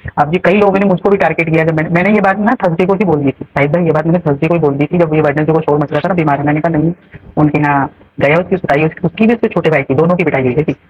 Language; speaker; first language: Hindi; native; Hindi